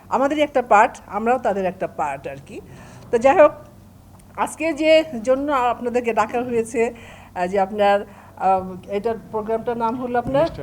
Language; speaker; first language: Bangla; native; Bangla